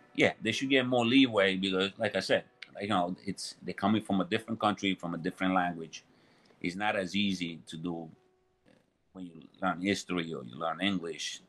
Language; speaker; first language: English; non-native, fluent; Italian